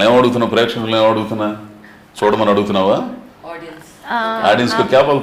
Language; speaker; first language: Telugu; native; Telugu